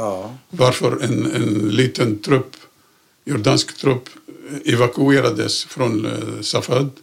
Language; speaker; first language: Swedish; non-native, fluent; Arabic